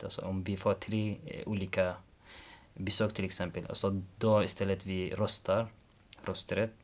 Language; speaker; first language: Swedish; non-native, learner; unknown